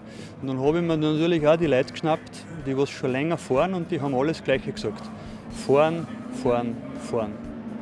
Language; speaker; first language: German; native; German